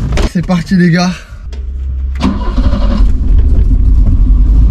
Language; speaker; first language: French; native; French